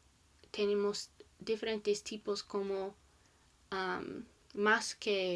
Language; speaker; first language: Spanish; non-native, learner; English